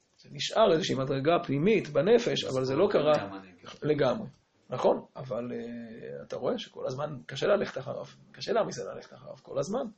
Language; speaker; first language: Hebrew; native; Hebrew